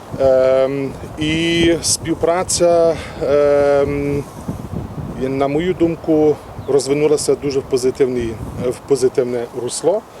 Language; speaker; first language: Ukrainian; early bilingual, heritage; Ukrainian